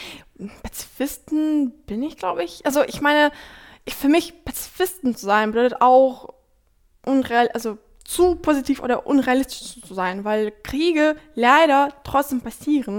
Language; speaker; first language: German; non-native, fluent; Ukrainian